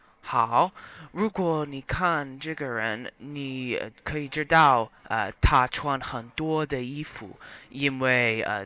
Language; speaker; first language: Chinese; non-native, learner; English